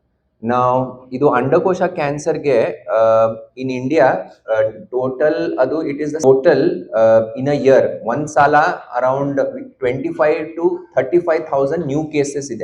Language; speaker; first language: Kannada; non-native, learner; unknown